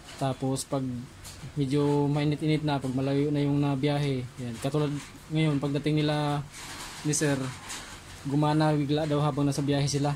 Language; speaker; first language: Filipino; native; Filipino